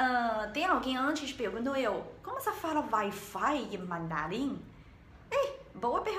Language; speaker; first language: Portuguese; non-native, learner; Chinese